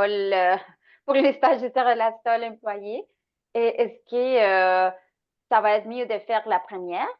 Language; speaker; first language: French; non-native, fluent; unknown